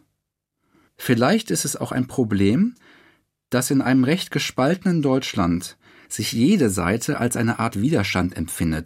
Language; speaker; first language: German; native; German